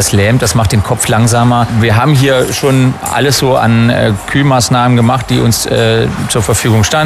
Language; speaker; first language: German; native; German